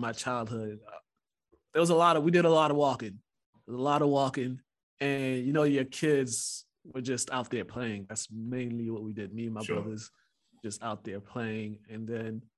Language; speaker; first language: English; early bilingual, other home language; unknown